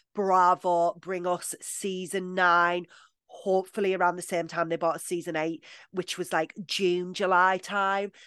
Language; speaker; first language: English; native; English